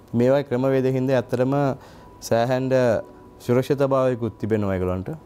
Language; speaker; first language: Sinhala; non-native, local second language; Tamil